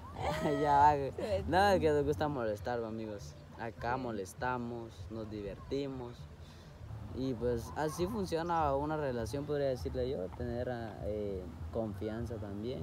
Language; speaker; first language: Spanish; native; Spanish